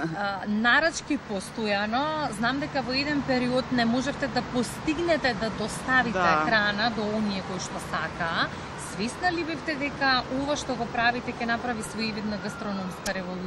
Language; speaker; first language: Macedonian; native; Macedonian